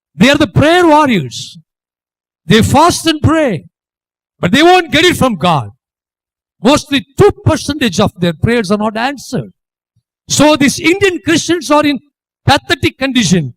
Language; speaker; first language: English; non-native, local second language; Tamil